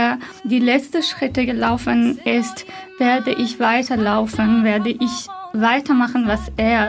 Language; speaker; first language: German; non-native, fluent; Persian